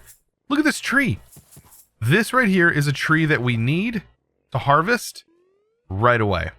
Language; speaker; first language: English; native; English